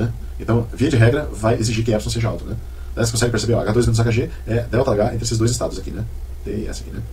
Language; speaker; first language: Portuguese; native; Portuguese